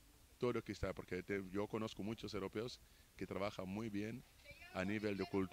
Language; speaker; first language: Spanish; non-native, fluent; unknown